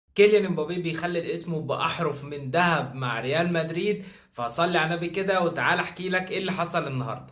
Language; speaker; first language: Arabic; native; Arabic